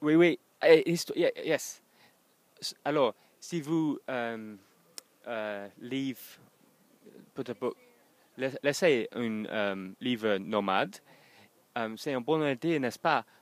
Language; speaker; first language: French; non-native, learner; English